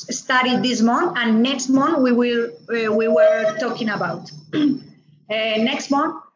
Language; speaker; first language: English; non-native, learner; Spanish